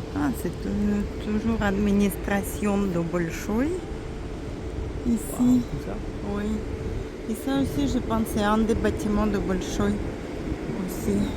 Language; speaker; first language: French; non-native, learner; Russian